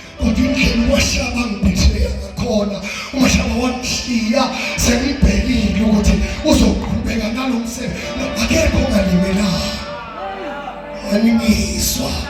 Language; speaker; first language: Zulu; non-native, local second language; Xhosa